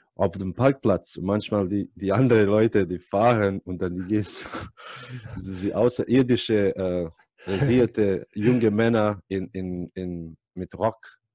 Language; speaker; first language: German; non-native, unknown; Serbian